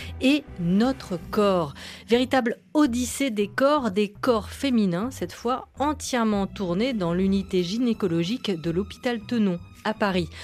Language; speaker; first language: French; native; French